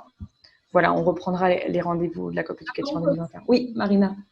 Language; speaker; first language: French; native; French